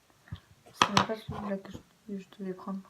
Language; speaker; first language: French; native; French